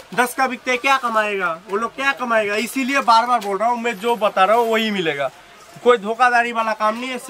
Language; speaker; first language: Hindi; non-native, local second language; Bangla